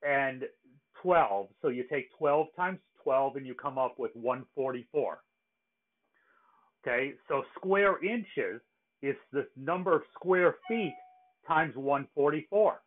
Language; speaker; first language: English; native; English